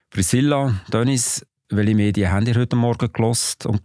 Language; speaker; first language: German; native; German